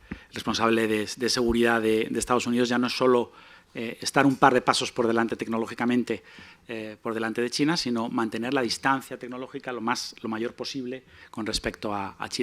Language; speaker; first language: Spanish; native; Spanish